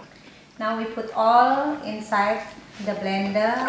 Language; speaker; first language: English; non-native, learner; Indonesian